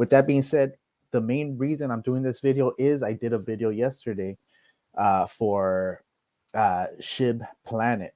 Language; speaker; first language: English; native; English